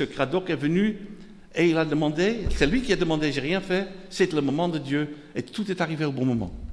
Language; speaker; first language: French; non-native, fluent; Dutch